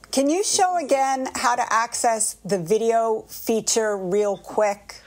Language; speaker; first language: English; native; English